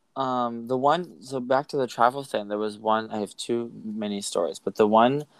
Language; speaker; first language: English; native; English